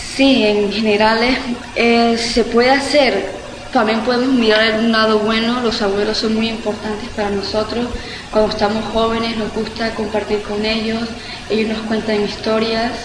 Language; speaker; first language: Spanish; early bilingual, heritage; Spanish